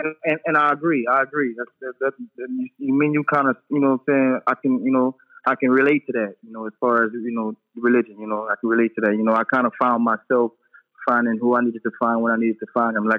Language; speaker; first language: English; native; English